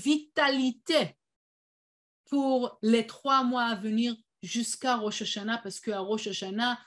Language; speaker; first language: French; non-native, fluent; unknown